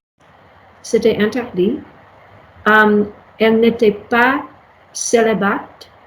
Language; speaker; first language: French; non-native, fluent; English